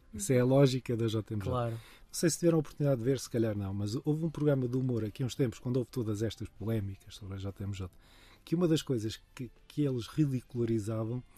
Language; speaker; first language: Portuguese; native; Portuguese